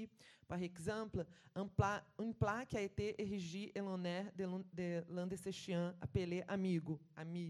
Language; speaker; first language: French; non-native, fluent; Portuguese